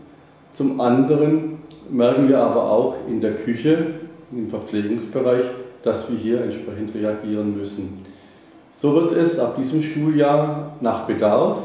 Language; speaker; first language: German; native; German